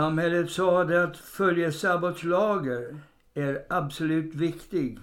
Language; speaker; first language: Swedish; non-native, fluent; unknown